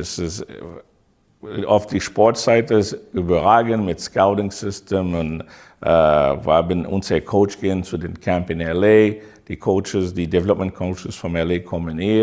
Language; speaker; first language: German; non-native, fluent; English